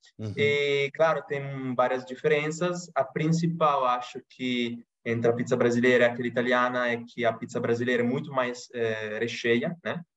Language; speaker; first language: Portuguese; non-native, fluent; Italian